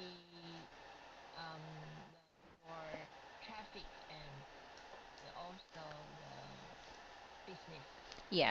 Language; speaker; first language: English; non-native, learner; Chinese